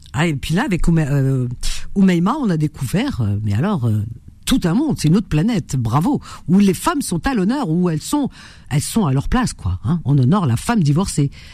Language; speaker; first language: French; early bilingual, other home language; Arabic